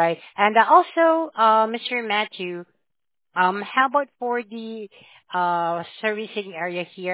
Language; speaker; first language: English; non-native, fluent; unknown